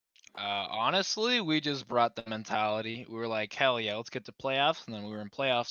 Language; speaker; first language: English; native; English